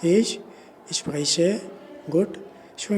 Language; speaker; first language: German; non-native, learner; Urdu